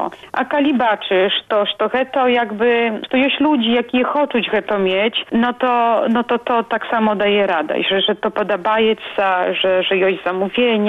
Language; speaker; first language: Polish; non-native, local second language; Belarusian